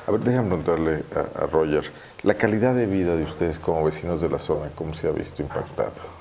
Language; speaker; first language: Spanish; native; Spanish